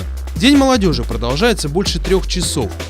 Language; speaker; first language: Russian; native; Russian